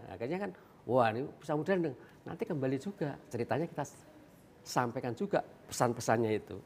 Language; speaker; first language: Indonesian; non-native, local second language; Javanese